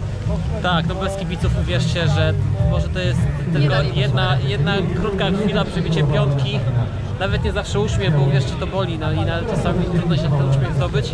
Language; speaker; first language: Polish; native; Polish